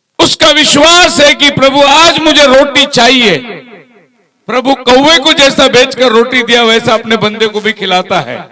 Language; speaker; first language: Hindi; non-native, local second language; Tamil